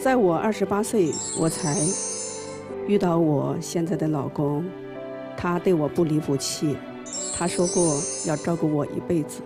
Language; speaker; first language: Chinese; native; Chinese